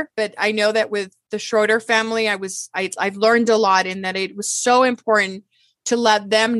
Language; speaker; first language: English; early bilingual, other home language; Spanish